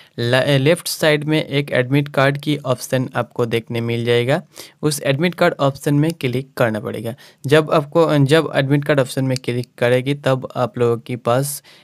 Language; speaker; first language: Hindi; non-native, local second language; Bangla